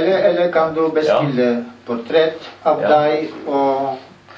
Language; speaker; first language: Norwegian; non-native, learner; Polish